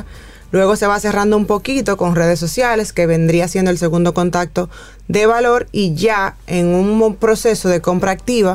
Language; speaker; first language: Spanish; native; Spanish